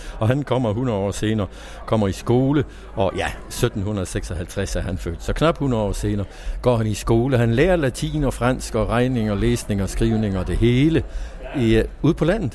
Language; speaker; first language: Danish; non-native, fluent; English